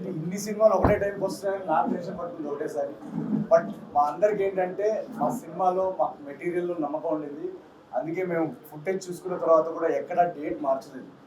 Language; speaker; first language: Telugu; native; Telugu